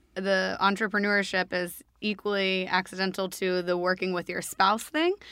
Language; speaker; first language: English; native; English